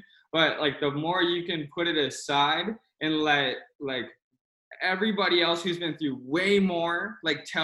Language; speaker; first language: English; native; English